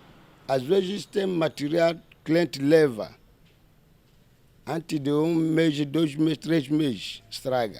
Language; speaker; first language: Portuguese; non-native, learner; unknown